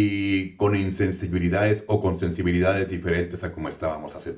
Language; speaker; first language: Spanish; native; Spanish